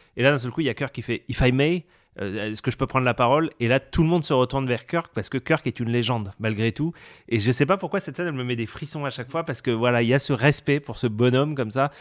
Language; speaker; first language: French; native; French